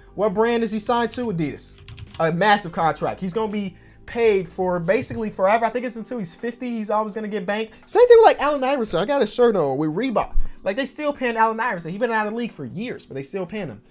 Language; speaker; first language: English; native; English